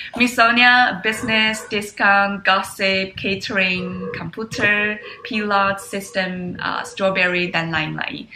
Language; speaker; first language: Indonesian; non-native, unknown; Chinese